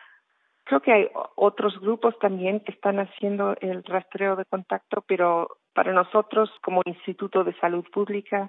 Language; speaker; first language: Spanish; early bilingual, heritage; Spanish